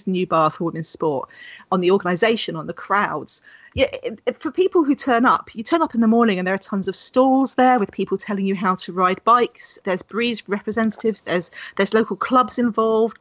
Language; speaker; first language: English; native; English